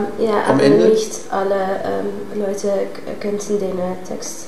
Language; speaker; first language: German; non-native, learner; Dutch